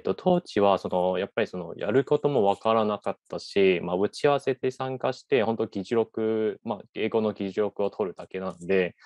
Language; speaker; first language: Japanese; non-native, fluent; Cantonese